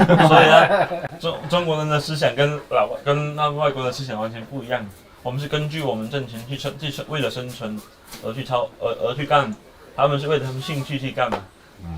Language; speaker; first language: Chinese; native; Chinese